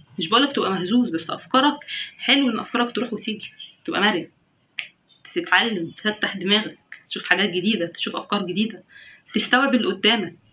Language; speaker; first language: Egyptian Arabic; native; Egyptian Arabic